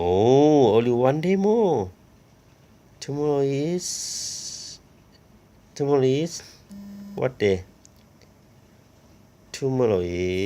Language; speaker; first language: English; non-native, learner; Thai